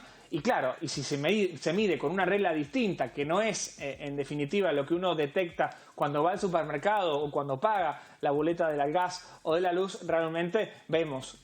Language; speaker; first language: Spanish; native; Spanish